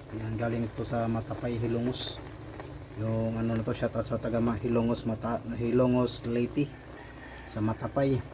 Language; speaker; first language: Filipino; non-native, local second language; Cebuano